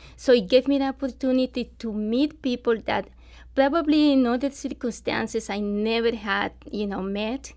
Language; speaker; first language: English; non-native, fluent; Spanish